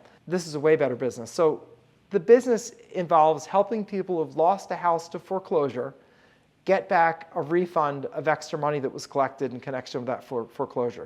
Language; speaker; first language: English; native; English